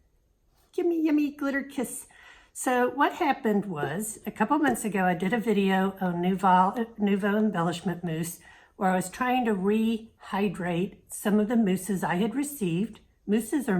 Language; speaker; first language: English; native; English